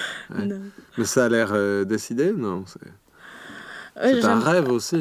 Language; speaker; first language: French; native; French